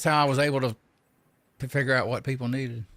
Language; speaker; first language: English; native; English